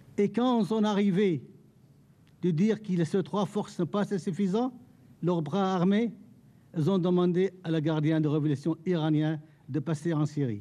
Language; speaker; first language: French; non-native, fluent; Arabic